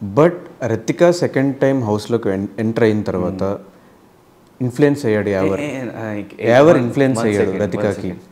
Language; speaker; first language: Telugu; native; Telugu